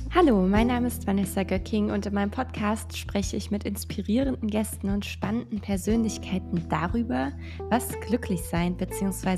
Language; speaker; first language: German; native; German